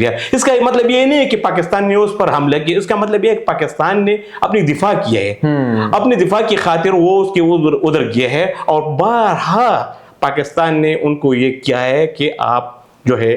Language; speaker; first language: Urdu; non-native, local second language; Pashto